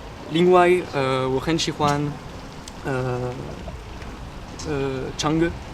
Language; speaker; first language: Chinese; non-native, learner; French